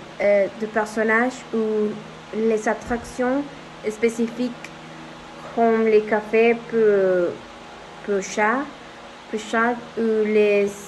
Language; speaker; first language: French; non-native, learner; Spanish